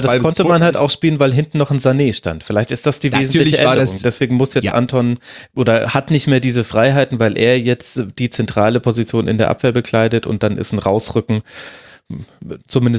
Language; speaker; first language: German; native; German